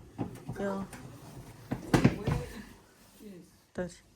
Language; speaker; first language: Finnish; non-native, learner; Kinyarwanda